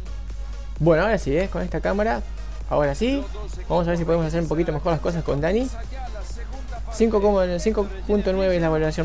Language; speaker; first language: Spanish; native; Spanish